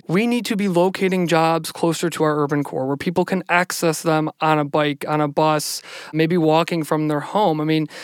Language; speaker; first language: English; native; English